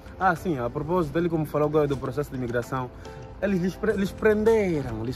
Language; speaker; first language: Portuguese; native; Portuguese